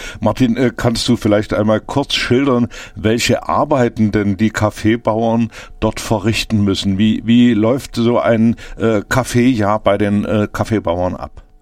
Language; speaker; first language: German; native; German